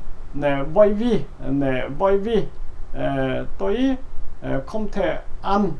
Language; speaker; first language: Vietnamese; non-native, learner; Korean